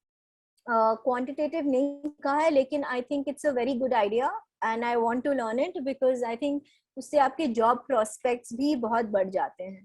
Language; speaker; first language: Hindi; native; Hindi